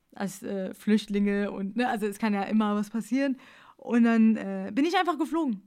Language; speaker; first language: German; early bilingual, other home language; Persian